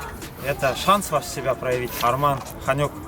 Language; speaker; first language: Russian; non-native, local second language; Kazakh